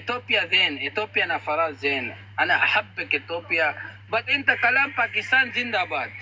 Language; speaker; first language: Arabic; non-native, learner; Urdu